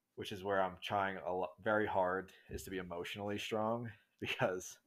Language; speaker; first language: English; native; English